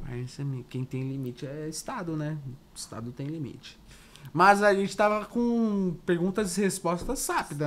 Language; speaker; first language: Portuguese; native; Portuguese